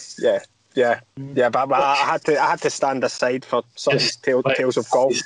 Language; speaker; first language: English; native; English